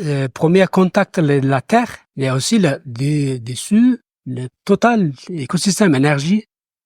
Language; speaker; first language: French; non-native, learner; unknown